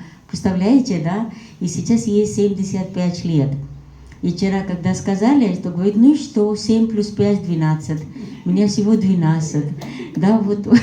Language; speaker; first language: Russian; non-native, fluent; Hindi